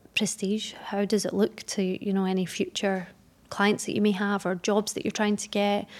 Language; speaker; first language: English; native; English